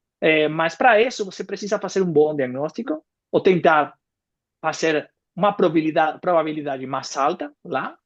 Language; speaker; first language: Portuguese; non-native, fluent; Spanish